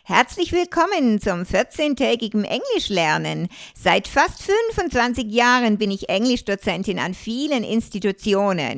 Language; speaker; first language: German; native; German